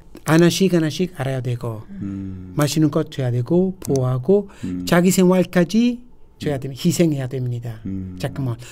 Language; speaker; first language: Korean; non-native, fluent; Italian